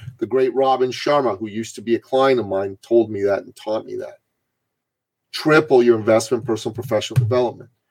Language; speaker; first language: English; early bilingual, other home language; Persian